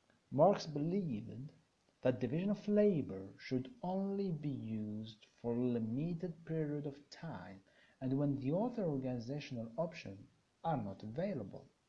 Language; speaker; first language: English; non-native, fluent; Arabic